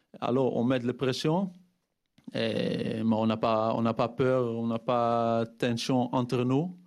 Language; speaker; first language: French; non-native, fluent; Dutch